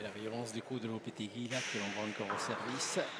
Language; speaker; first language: French; native; French